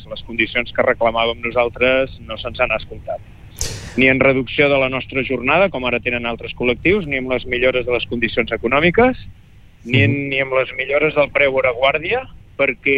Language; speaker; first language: Catalan; native; Catalan